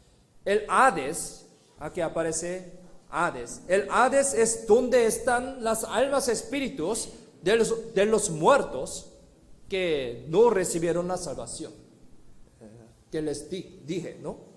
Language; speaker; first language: Spanish; non-native, fluent; Korean